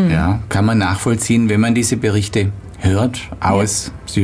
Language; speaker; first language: German; native; German